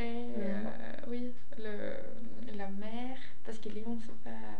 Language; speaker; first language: French; non-native, fluent; Swedish